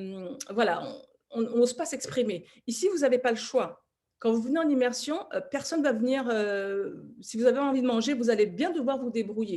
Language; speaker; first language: French; native; French